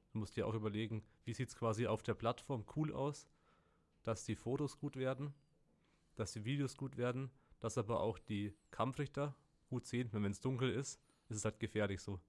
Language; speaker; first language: German; native; German